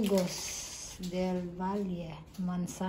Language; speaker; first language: Spanish; non-native, learner; Filipino